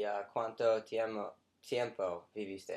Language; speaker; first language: Spanish; non-native, learner; English